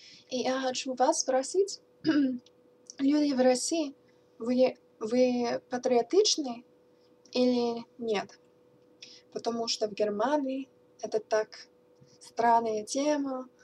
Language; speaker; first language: Russian; non-native, learner; English